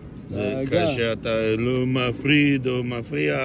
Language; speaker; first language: Hebrew; non-native, learner; English